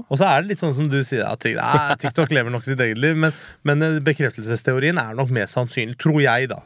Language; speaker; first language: Norwegian; early bilingual, other home language; Persian